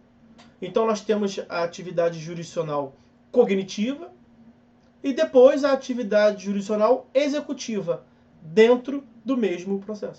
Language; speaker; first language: Portuguese; native; Portuguese